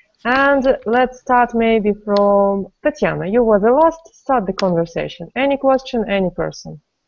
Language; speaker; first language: English; non-native, fluent; Russian